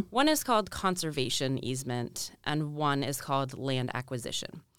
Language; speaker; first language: English; native; English